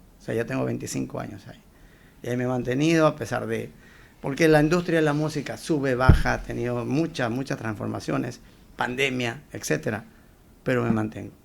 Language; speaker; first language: Spanish; native; Spanish